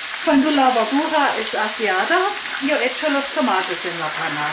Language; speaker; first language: Spanish; non-native, learner; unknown